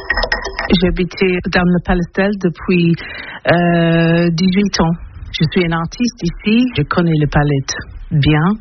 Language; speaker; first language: French; non-native, learner; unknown